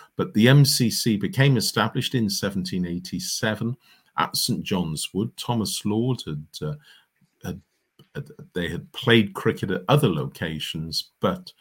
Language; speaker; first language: English; native; English